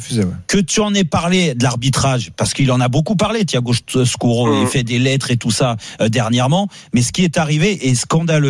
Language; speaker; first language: French; native; French